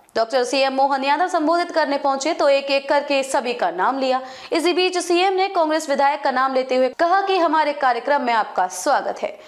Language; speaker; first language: Hindi; native; Hindi